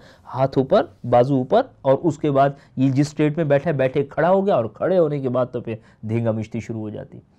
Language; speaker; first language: Urdu; native; Urdu